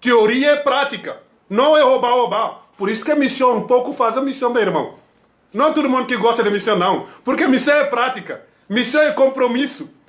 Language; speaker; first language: Portuguese; non-native, fluent; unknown